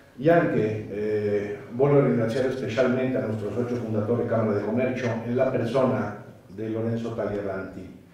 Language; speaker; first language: Italian; non-native, fluent; Spanish